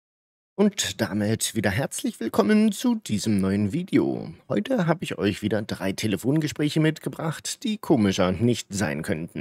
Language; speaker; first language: German; native; German